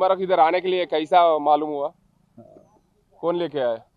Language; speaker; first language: Hindi; non-native, local second language; Telugu